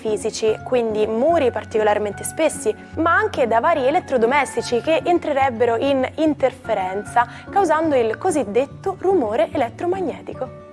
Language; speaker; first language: Italian; native; Italian